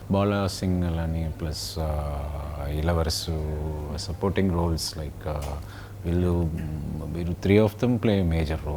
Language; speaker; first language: Telugu; non-native, learner; Tamil